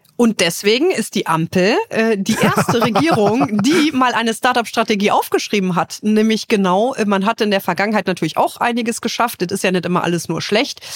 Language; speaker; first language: German; native; German